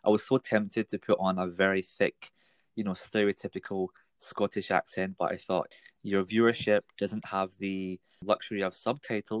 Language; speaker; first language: English; native; English